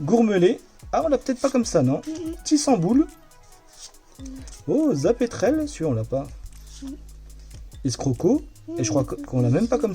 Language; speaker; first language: French; native; French